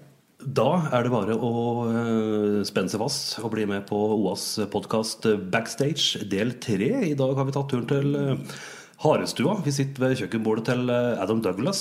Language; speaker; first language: Norwegian; native; Norwegian